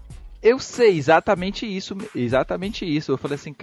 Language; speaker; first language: Portuguese; native; Portuguese